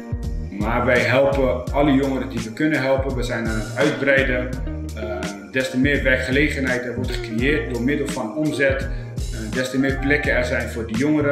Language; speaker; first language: Dutch; native; Dutch